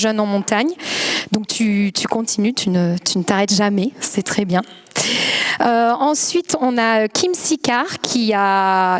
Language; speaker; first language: French; native; French